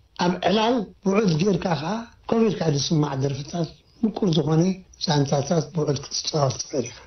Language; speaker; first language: Tigrinya; native; Tigrinya